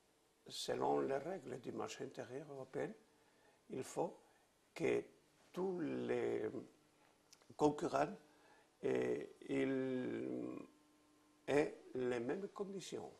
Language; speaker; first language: French; non-native, fluent; Spanish